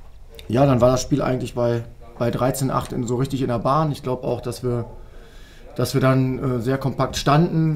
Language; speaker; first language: German; native; German